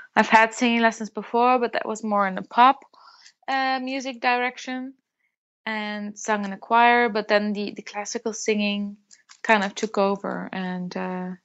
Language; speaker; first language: English; non-native, fluent; Dutch